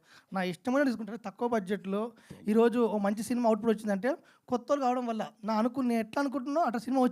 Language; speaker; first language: Telugu; native; Telugu